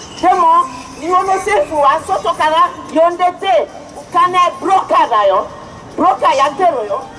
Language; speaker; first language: Japanese; non-native, learner; Igbo